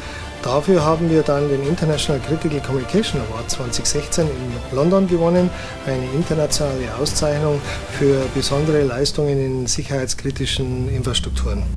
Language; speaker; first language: German; native; German